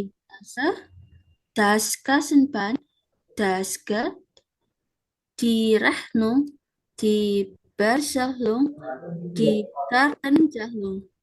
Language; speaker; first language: German; non-native, learner; Indonesian